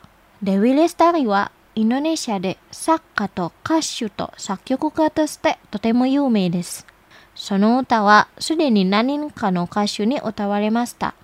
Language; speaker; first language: Japanese; non-native, fluent; Indonesian